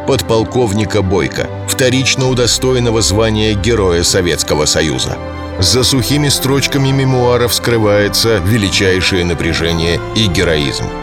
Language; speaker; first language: Russian; native; Russian